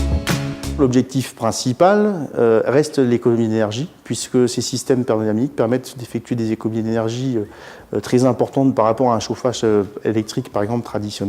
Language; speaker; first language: French; native; French